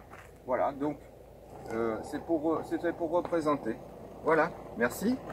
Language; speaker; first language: French; native; French